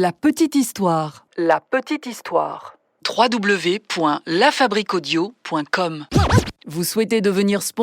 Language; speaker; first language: French; native; French